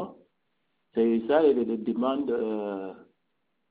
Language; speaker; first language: French; non-native, learner; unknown